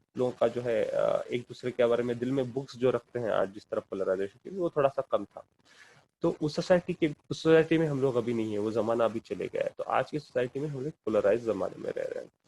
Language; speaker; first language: Urdu; non-native, local second language; Kannada